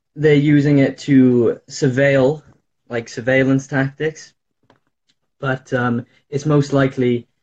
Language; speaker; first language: English; native; English